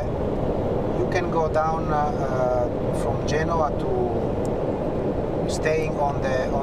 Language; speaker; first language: English; non-native, learner; Italian